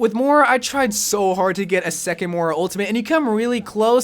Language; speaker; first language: English; native; English